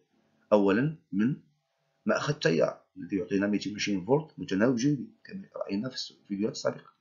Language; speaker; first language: Arabic; native; Arabic